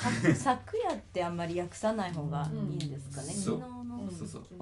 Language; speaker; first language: Japanese; native; Japanese